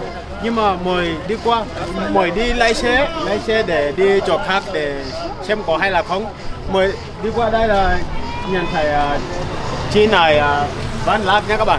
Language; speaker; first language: Vietnamese; non-native, learner; Portuguese